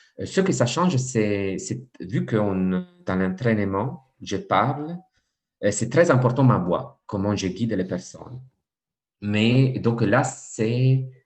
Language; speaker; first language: French; non-native, fluent; Italian